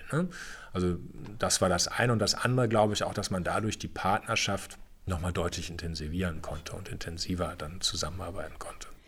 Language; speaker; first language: German; native; German